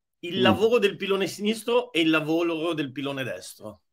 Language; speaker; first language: Italian; native; Italian